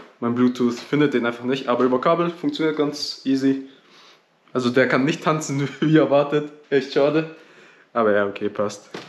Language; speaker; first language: German; native; German